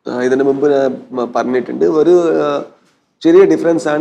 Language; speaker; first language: Malayalam; non-native, learner; Kannada